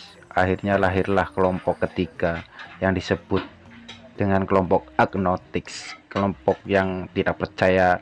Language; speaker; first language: Indonesian; native; Indonesian